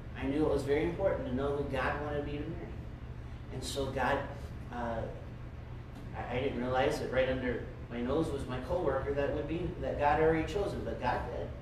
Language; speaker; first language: English; native; English